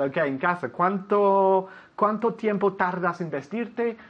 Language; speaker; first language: Spanish; non-native, fluent; English